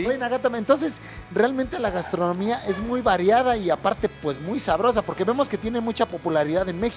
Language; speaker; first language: Spanish; native; Spanish